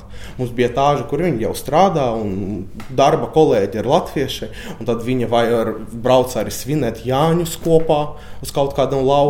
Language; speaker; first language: Latvian; non-native, fluent; Ukrainian